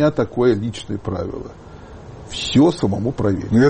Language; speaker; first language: Russian; native; Russian